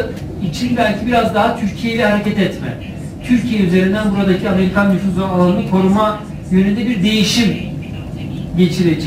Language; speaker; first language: Turkish; native; Turkish